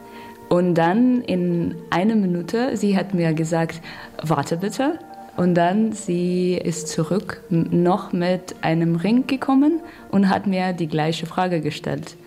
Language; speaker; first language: German; non-native, learner; Russian